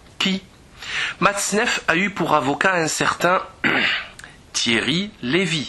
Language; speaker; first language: French; native; French